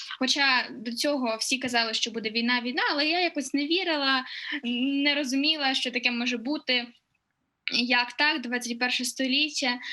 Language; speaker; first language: Ukrainian; non-native, local second language; Russian